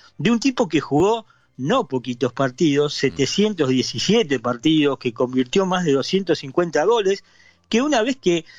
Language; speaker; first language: Spanish; native; Spanish